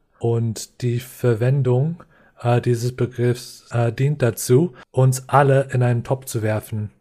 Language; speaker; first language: German; non-native, fluent; English